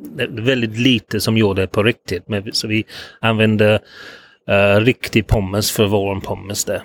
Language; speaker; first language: Swedish; non-native, fluent; English